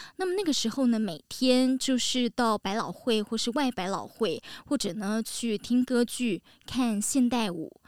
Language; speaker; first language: Chinese; native; Chinese